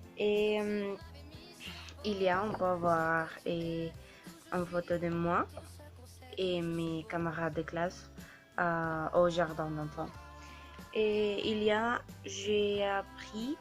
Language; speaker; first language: French; non-native, learner; Spanish